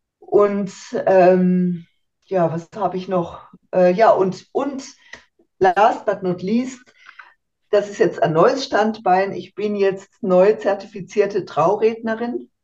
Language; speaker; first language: German; native; German